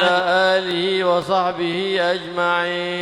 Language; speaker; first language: Arabic; native; Arabic